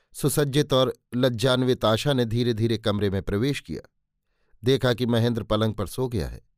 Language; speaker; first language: Hindi; native; Hindi